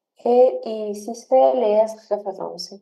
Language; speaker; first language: French; non-native, learner; Spanish